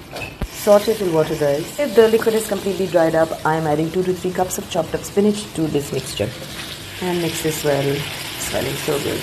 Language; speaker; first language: English; non-native, local second language; Urdu